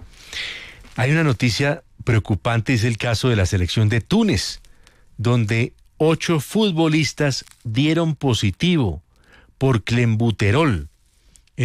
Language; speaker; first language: Spanish; native; Spanish